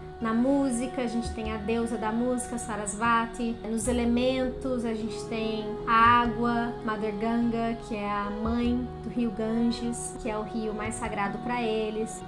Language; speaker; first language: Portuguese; native; Portuguese